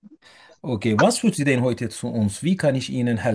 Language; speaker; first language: German; non-native, fluent; Turkish